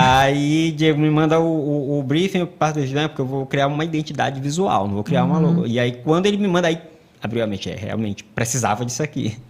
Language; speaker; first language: Portuguese; native; Portuguese